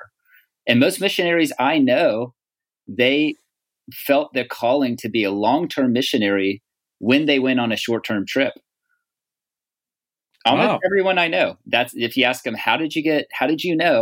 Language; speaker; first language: English; native; English